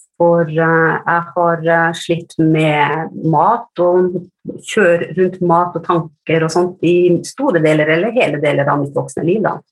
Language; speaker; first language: Norwegian; early bilingual, other home language; Finnish